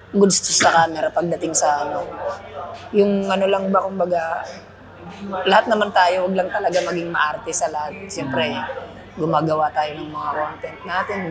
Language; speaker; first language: Filipino; non-native, local second language; Waray